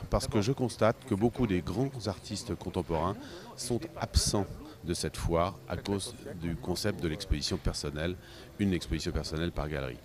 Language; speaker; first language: French; native; French